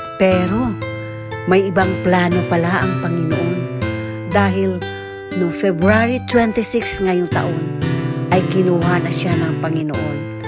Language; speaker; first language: Filipino; native; Filipino